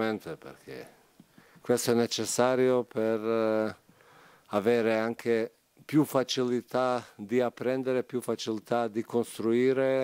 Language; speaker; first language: Italian; non-native, fluent; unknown